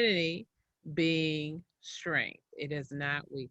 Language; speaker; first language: English; native; English